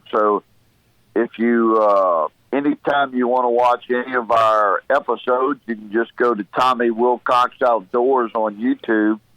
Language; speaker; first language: English; native; English